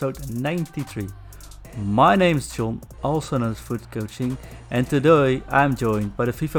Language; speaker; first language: English; non-native, fluent; Dutch